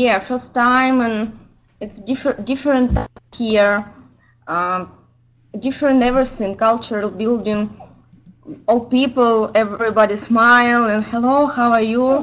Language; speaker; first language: English; non-native, learner; Ukrainian